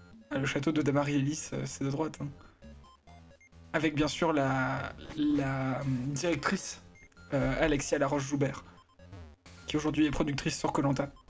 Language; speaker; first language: French; native; French